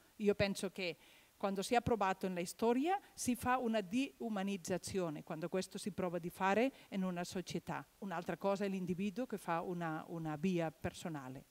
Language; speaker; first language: Italian; non-native, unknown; Catalan